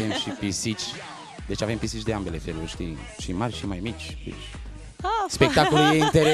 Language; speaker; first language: Romanian; native; Romanian